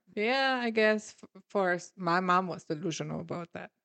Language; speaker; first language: English; non-native, fluent; German